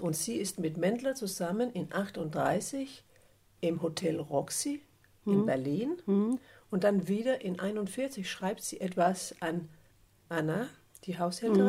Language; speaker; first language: German; non-native, fluent; Danish